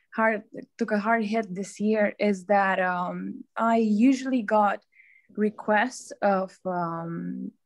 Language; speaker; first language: English; non-native, fluent; Romanian